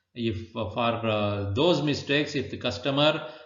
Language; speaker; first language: English; non-native, local second language; Kannada